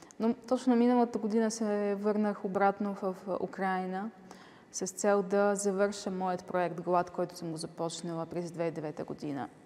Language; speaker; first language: Bulgarian; early bilingual, heritage; Bulgarian